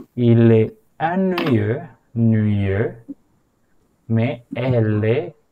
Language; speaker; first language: French; non-native, fluent; Indonesian